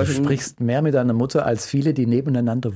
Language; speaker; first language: German; native; German